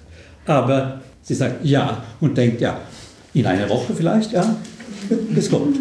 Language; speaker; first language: German; non-native, fluent; Swedish